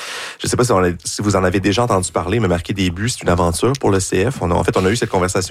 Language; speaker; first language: French; native; French